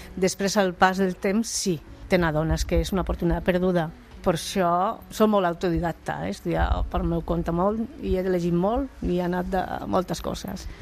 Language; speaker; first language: Catalan; non-native, local second language; Spanish